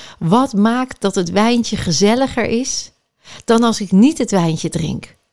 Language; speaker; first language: Dutch; native; Dutch